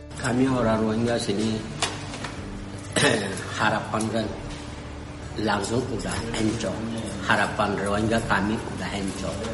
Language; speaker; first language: Indonesian; non-native, learner; Rohingya